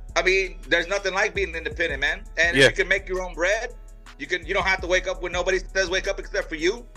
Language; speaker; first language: English; native; English